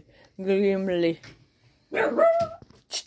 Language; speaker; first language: German; non-native, learner; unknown